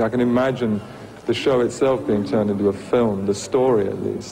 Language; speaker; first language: English; native; English